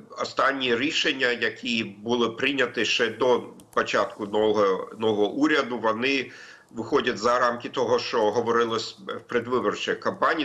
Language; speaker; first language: Ukrainian; non-native, fluent; German